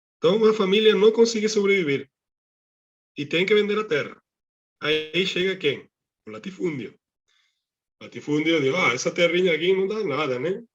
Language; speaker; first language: Portuguese; non-native, fluent; Catalan